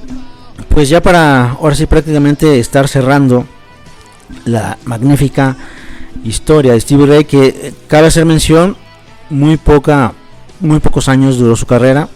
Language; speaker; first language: Spanish; native; Spanish